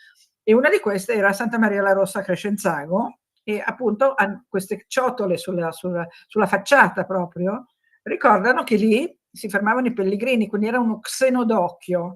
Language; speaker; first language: Italian; native; Italian